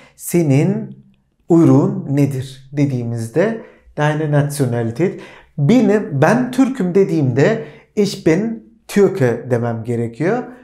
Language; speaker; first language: Turkish; native; Turkish